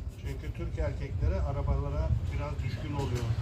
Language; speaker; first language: Turkish; native; Turkish